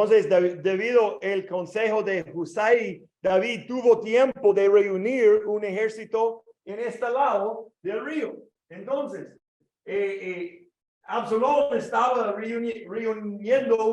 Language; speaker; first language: Spanish; non-native, learner; English